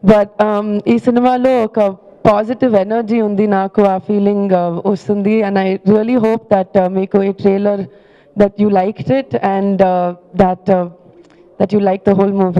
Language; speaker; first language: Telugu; non-native, learner; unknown